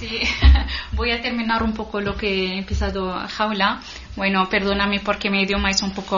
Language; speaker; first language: Spanish; non-native, learner; Arabic